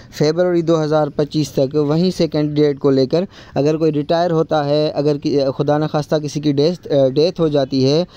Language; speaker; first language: Urdu; non-native, local second language; Sindhi